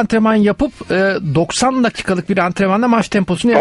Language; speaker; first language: Turkish; native; Turkish